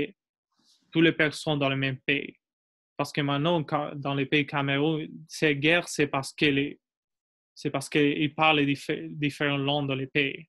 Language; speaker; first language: French; non-native, learner; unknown